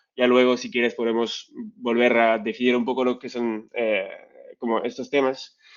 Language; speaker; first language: Spanish; non-native, fluent; French